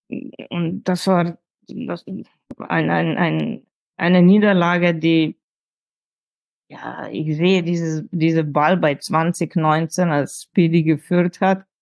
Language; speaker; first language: German; non-native, fluent; Slovenian